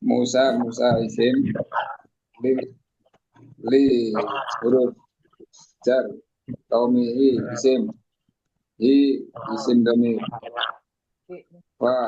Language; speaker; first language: Arabic; non-native, learner; Indonesian